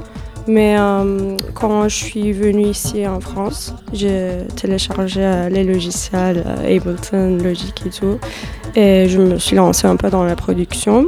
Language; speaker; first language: French; non-native, fluent; Turkish